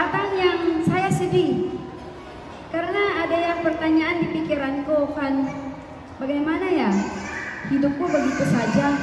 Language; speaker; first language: Indonesian; non-native, learner; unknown